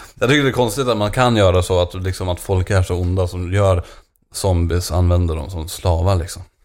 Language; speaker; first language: Swedish; native; Swedish